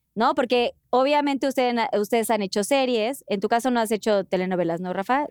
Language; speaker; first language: Spanish; native; Spanish